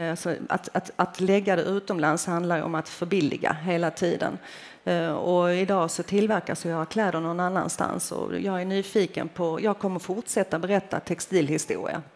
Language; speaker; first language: Swedish; early bilingual, other home language; Finnish